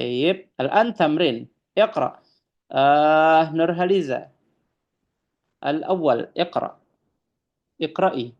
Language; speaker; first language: Arabic; non-native, fluent; Indonesian